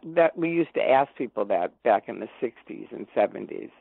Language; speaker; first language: English; native; English